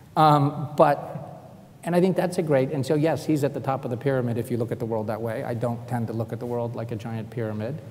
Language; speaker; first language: English; native; English